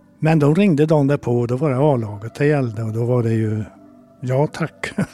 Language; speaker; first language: Swedish; native; Swedish